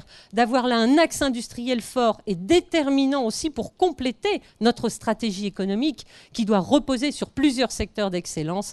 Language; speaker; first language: French; native; French